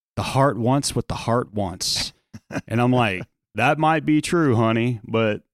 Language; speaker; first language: English; native; English